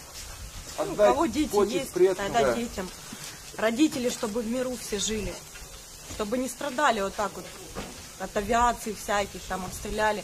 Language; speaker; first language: Russian; native; Russian